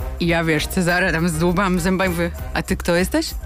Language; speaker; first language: Polish; native; Polish